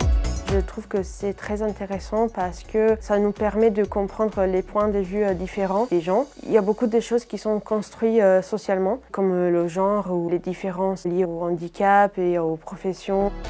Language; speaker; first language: French; non-native, fluent; Italian